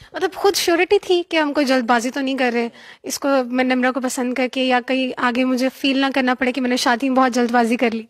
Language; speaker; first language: Urdu; native; Urdu